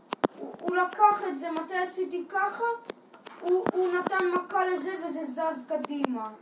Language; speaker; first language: Hebrew; early bilingual, other home language; Russian